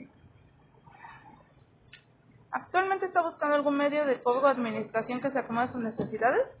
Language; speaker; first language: Spanish; native; Spanish